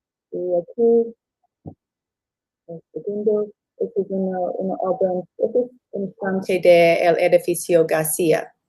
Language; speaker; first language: Spanish; non-native, learner; English